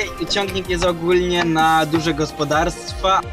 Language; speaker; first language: Polish; native; Polish